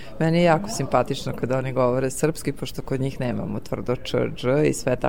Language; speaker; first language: Serbian; native; Serbian